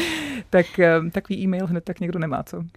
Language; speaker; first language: Czech; native; Czech